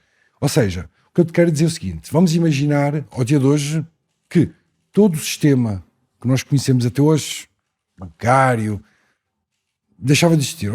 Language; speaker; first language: Portuguese; native; Portuguese